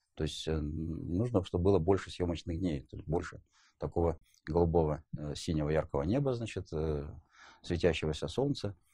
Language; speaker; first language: Russian; native; Russian